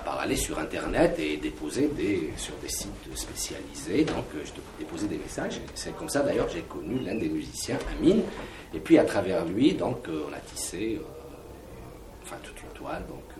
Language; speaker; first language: French; non-native, local second language; Kabyle